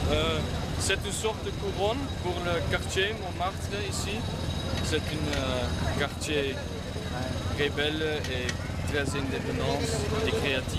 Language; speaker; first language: French; non-native, learner; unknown